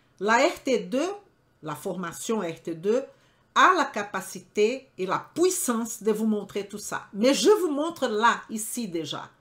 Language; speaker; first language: French; non-native, fluent; Portuguese